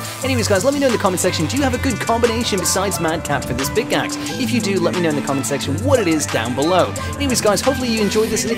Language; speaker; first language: English; native; English